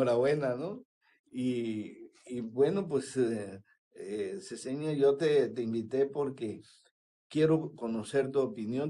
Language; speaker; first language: Spanish; native; Spanish